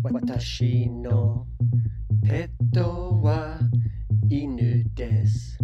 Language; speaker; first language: Japanese; non-native, learner; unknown